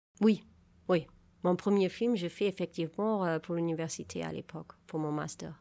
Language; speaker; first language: French; non-native, fluent; German